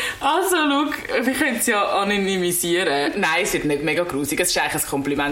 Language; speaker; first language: German; native; German